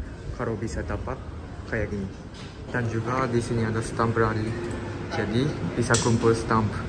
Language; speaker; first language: Indonesian; non-native, fluent; Japanese